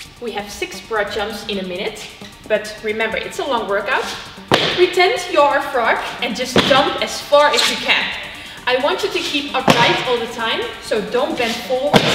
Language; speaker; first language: English; non-native, fluent; Dutch